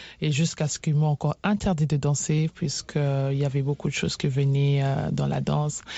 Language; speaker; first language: French; non-native, local second language; Lingala